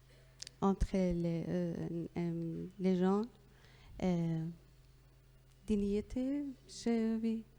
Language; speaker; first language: French; non-native, learner; Persian